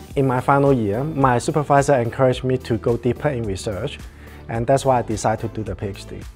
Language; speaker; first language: English; non-native, local second language; Cantonese